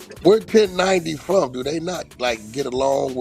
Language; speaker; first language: English; native; English